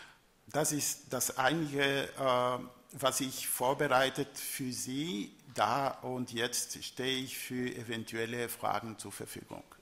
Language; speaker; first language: German; non-native, learner; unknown